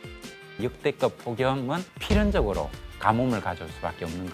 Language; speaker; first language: Korean; native; Korean